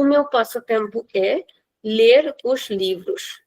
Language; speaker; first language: Portuguese; non-native, fluent; Hindi